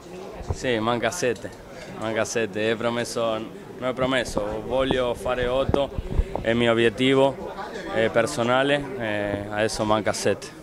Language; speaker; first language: Italian; non-native, fluent; Spanish